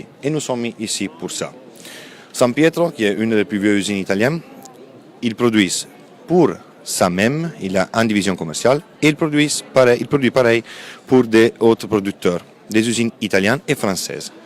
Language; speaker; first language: French; non-native, fluent; Italian